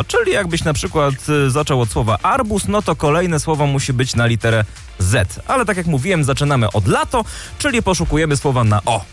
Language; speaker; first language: Polish; native; Polish